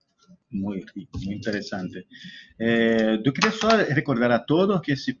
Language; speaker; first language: Spanish; non-native, learner; Portuguese